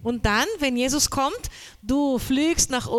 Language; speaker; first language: German; non-native, learner; Portuguese